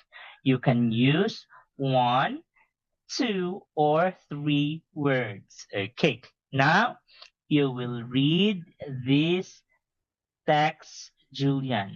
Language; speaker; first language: English; non-native, fluent; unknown